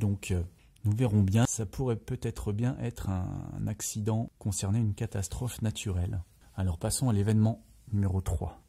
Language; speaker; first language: French; native; French